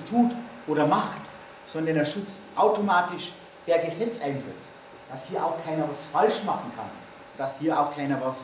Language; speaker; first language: German; native; German